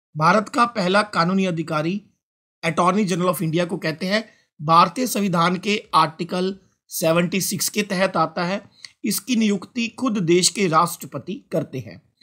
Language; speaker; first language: Hindi; non-native, local second language; Punjabi